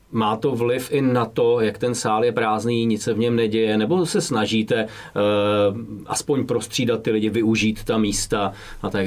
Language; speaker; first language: Czech; native; Czech